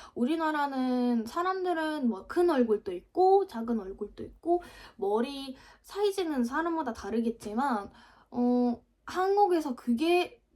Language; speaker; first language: Korean; non-native, fluent; Ukrainian